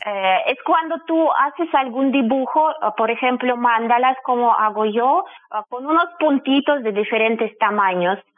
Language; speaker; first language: Spanish; non-native, fluent; Russian